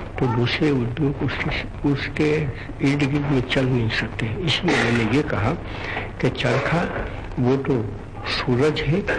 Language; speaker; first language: Hindi; non-native, local second language; Gujarati